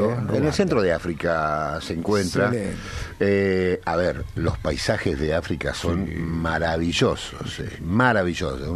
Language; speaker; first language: Spanish; native; Spanish